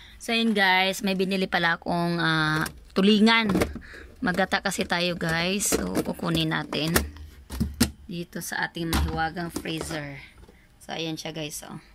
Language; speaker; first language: Filipino; non-native, local second language; Cebuano